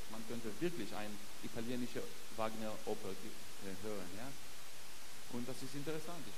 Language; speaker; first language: German; non-native, fluent; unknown